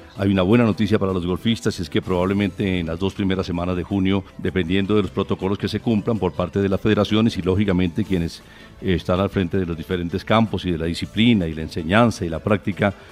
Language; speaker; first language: Spanish; native; Spanish